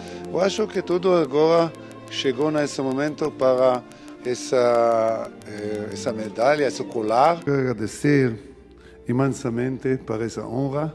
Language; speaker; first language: Portuguese; non-native, fluent; Hebrew